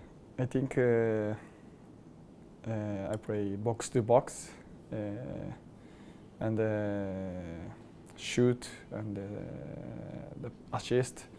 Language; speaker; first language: English; non-native, learner; Japanese